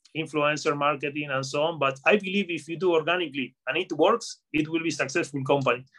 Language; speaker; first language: English; non-native, fluent; Spanish